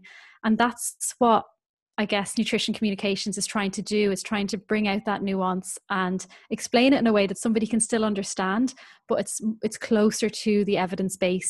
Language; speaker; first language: English; native; English